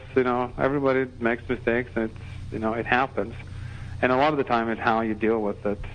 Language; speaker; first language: English; non-native, fluent; Norwegian